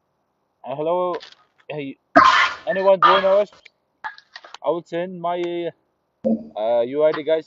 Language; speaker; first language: English; non-native, learner; Nepali